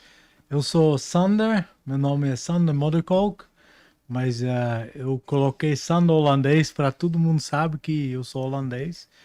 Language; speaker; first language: Portuguese; non-native, fluent; Dutch